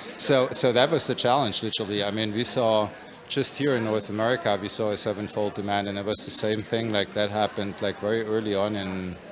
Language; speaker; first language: English; non-native, fluent; German